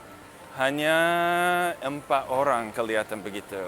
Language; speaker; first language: Indonesian; non-native, fluent; English